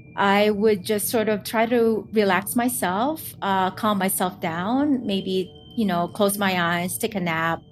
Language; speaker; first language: English; non-native, local second language; Filipino